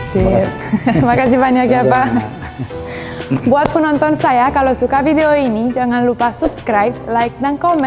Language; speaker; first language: Indonesian; non-native, fluent; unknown